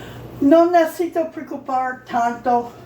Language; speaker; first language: Spanish; non-native, learner; English